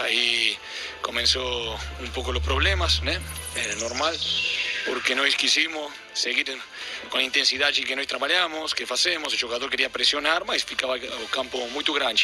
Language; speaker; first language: Portuguese; non-native, fluent; Spanish